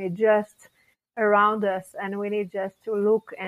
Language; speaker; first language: English; non-native, fluent; French